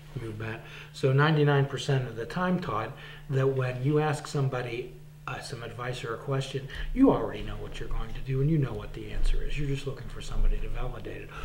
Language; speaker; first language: English; native; English